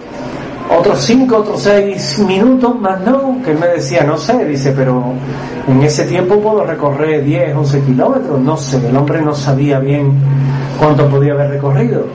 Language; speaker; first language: Spanish; native; Spanish